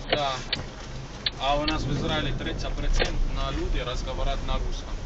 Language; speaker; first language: Russian; non-native, learner; Arabic